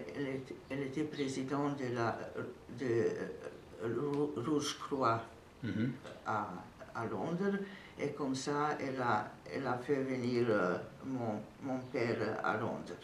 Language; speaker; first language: French; non-native, fluent; Serbian